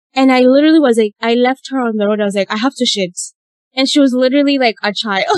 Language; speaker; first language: English; non-native, local second language; Ganda